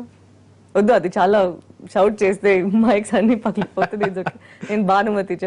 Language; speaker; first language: Telugu; non-native, fluent; Tamil